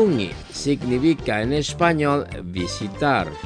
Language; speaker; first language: Spanish; non-native, fluent; Indonesian